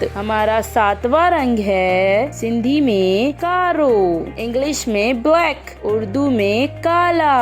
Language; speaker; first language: Hindi; non-native, local second language; Sindhi